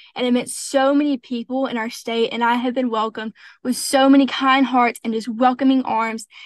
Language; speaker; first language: English; native; English